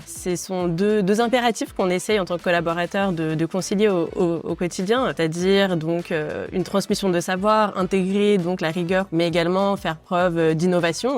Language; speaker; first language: French; native; French